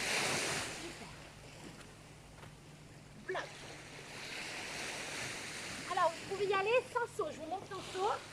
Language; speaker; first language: French; native; French